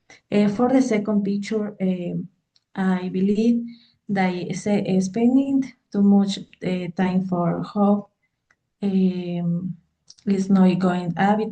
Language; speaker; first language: English; non-native, learner; Spanish